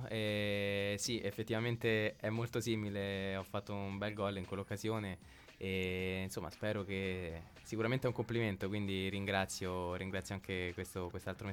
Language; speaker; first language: Italian; native; Italian